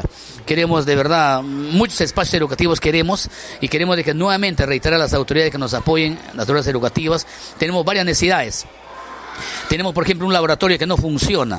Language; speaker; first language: Spanish; native; Spanish